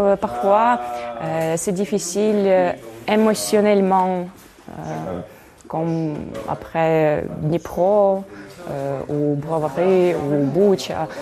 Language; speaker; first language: French; non-native, fluent; Ukrainian